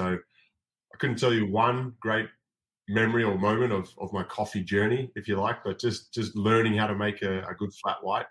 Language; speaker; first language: English; native; English